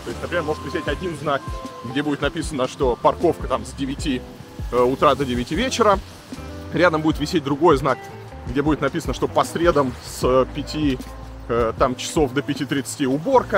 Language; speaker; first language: Russian; native; Russian